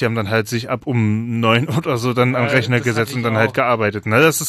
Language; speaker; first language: German; native; German